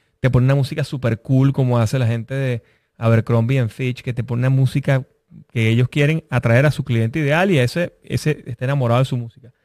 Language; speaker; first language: Spanish; native; Spanish